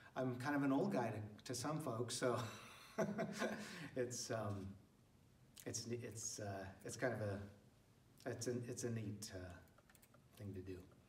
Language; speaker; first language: English; native; English